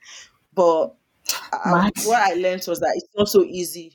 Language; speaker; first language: English; non-native, local second language; Yoruba